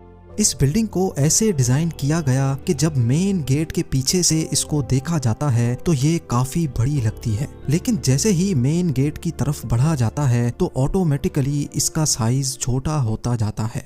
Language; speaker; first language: Urdu; native; Urdu